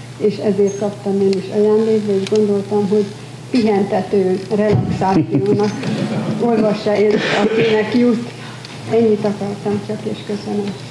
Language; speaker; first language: Hungarian; native; Hungarian